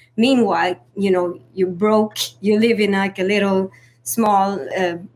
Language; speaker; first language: English; non-native, fluent; Swedish